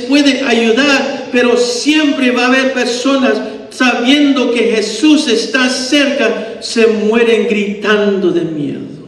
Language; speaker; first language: Spanish; early bilingual, heritage; Spanish